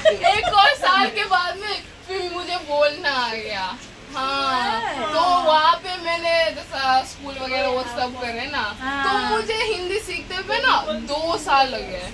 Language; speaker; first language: Hindi; early bilingual, other home language; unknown